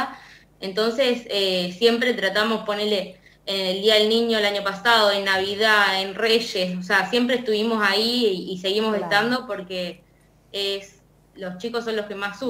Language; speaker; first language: Spanish; native; Spanish